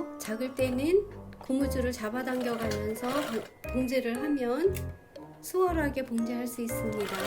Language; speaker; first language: Korean; native; Korean